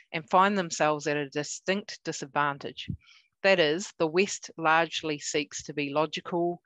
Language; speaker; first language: English; native; English